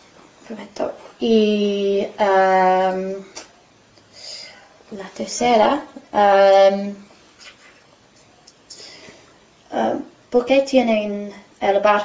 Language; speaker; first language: Spanish; non-native, learner; English